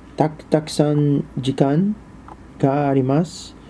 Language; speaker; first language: Japanese; non-native, learner; English